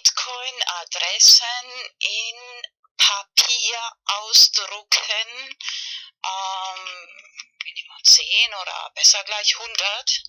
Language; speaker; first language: German; non-native, learner; Spanish